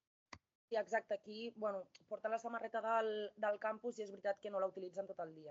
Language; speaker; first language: Catalan; native; Catalan